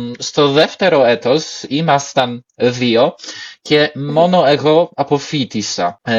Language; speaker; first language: Greek; non-native, fluent; Polish